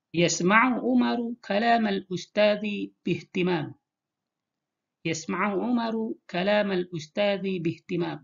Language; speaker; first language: Arabic; non-native, fluent; Indonesian